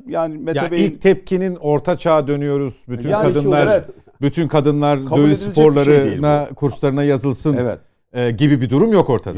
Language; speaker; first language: Turkish; native; Turkish